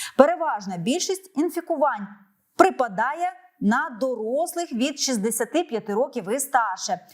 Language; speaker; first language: Ukrainian; native; Ukrainian